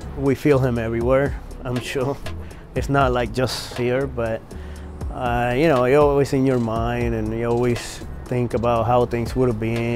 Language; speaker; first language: English; non-native, fluent; Spanish